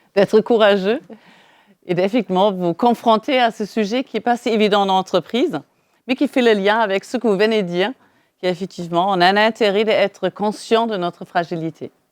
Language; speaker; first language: French; non-native, fluent; German